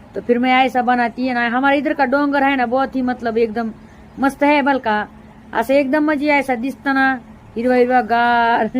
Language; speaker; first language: Hindi; non-native, local second language; Marathi